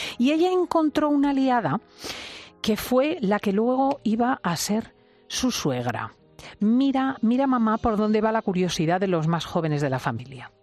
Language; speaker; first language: Spanish; native; Spanish